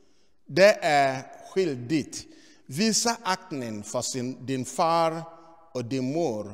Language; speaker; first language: Swedish; non-native, fluent; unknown